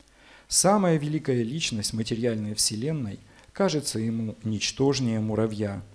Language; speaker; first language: Russian; native; Russian